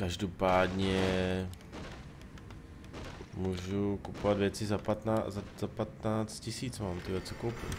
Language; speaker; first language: Czech; native; Czech